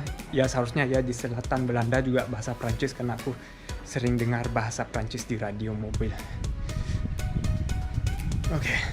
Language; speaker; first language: Indonesian; early bilingual, heritage; German